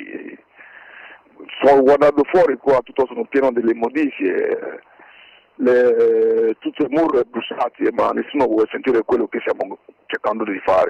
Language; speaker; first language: Italian; non-native, fluent; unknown